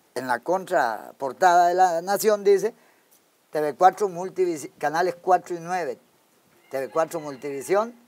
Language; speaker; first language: Spanish; native; Spanish